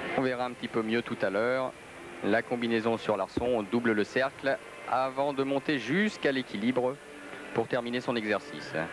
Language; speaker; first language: French; native; French